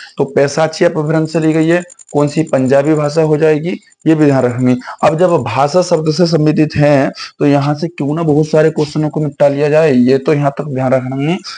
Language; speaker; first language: Hindi; native; Hindi